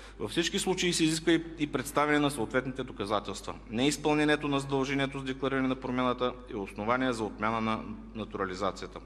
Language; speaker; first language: Bulgarian; non-native, local second language; Turkish